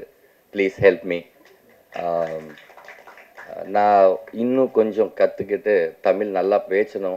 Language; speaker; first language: Tamil; non-native, local second language; Telugu